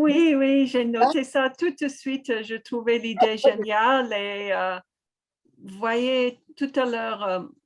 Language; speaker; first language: French; non-native, fluent; English